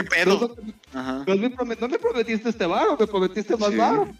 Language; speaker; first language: Spanish; native; Spanish